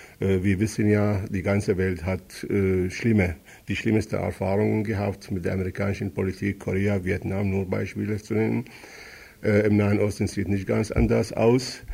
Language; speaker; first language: German; non-native, fluent; Arabic